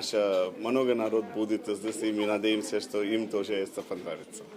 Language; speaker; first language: Russian; non-native, learner; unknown